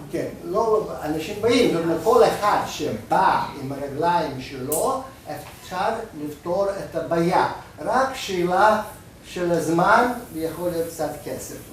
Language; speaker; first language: Hebrew; non-native, fluent; Russian